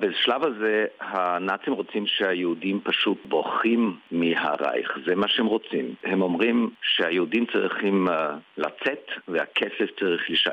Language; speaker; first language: Hebrew; early bilingual, heritage; Hebrew